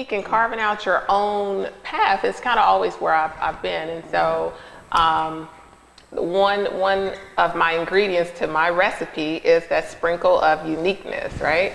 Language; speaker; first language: English; native; English